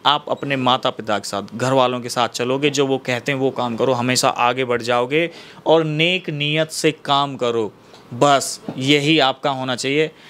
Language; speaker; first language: Hindi; native; Hindi